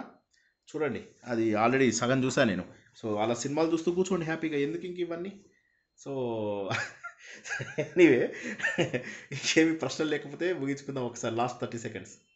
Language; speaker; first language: Telugu; native; Telugu